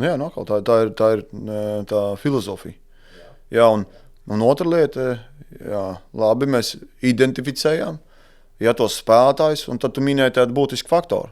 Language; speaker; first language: Latvian; native; Latvian